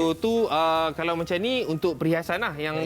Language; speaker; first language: Malay; native; Malay